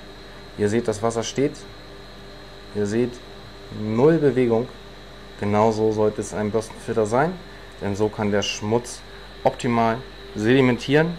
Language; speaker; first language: German; native; German